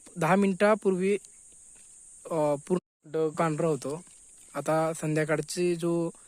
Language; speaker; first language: Marathi; non-native, local second language; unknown